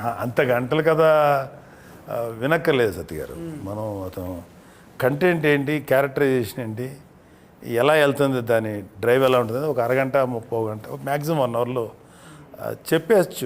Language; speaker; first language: Telugu; native; Telugu